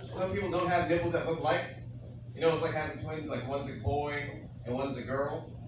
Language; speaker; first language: English; native; English